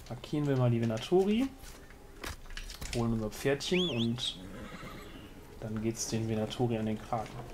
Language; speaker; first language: German; native; German